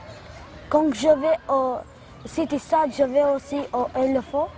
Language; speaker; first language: French; non-native, learner; Albanian